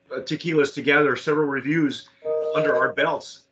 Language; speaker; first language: English; native; English